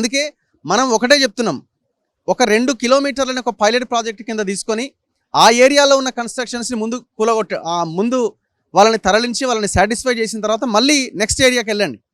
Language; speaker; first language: Telugu; native; Telugu